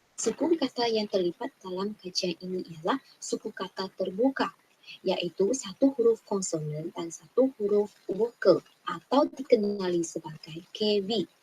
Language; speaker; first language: Malay; non-native, local second language; Chinese